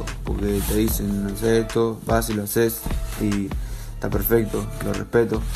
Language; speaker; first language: Spanish; native; Spanish